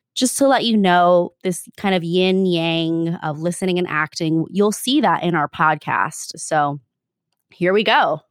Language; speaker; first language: English; native; English